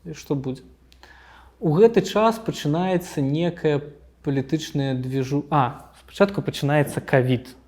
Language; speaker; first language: Belarusian; non-native, local second language; Russian